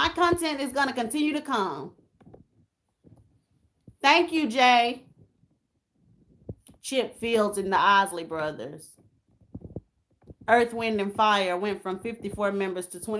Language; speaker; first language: English; native; English